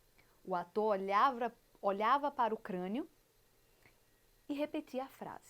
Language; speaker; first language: Portuguese; native; Portuguese